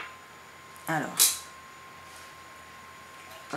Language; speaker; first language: French; native; French